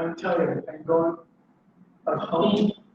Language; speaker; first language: English; non-native, learner; Spanish